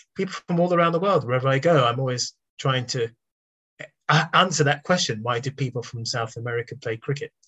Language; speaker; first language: English; native; English